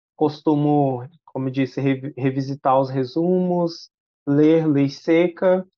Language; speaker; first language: Portuguese; native; Portuguese